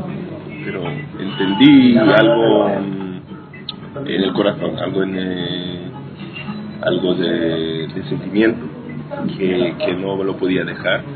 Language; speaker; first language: Spanish; non-native, fluent; Hebrew